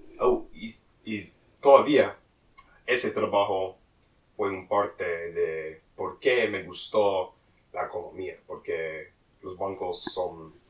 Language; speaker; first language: Spanish; non-native, learner; English